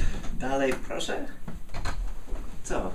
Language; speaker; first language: Polish; non-native, learner; English